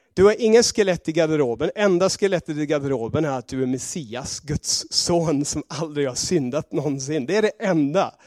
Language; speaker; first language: Swedish; native; Swedish